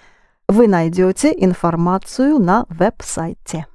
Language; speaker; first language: Russian; non-native, fluent; English